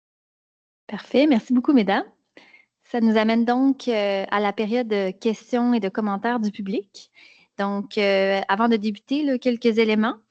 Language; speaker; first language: French; native; French